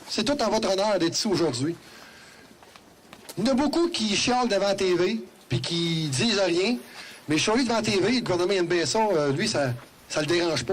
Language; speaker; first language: French; native; French